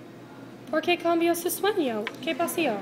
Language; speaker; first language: Spanish; non-native, learner; English